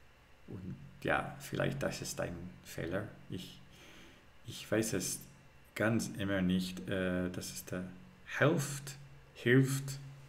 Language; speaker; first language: German; non-native, learner; English